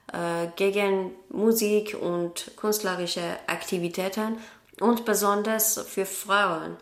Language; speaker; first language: German; non-native, learner; Persian